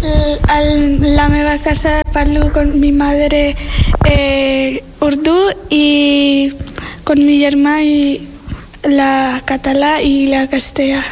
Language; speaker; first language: Catalan; non-native, learner; Urdu